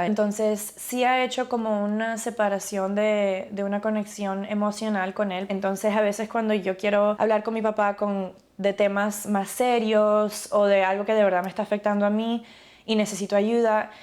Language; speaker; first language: Spanish; early bilingual, other home language; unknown